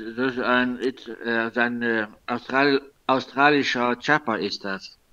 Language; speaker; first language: German; non-native, local second language; Luxembourgish